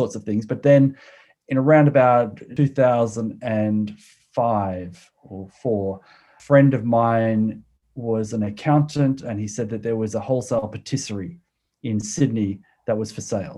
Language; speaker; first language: English; native; English